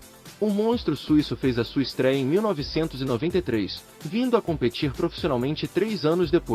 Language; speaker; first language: Portuguese; native; Portuguese